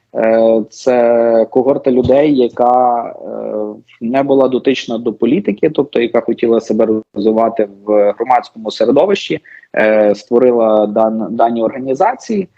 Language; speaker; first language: Ukrainian; native; Ukrainian